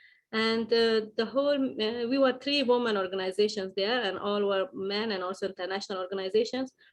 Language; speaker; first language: English; non-native, fluent; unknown